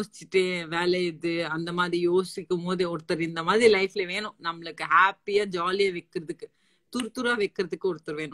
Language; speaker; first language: Tamil; non-native, local second language; Assamese